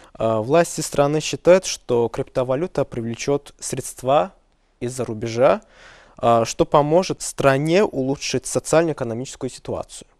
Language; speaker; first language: Russian; non-native, local second language; Azerbaijani